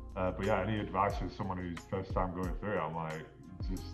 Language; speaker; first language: English; native; English